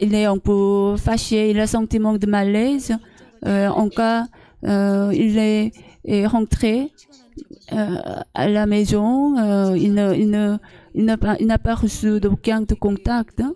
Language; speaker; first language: French; non-native, learner; Korean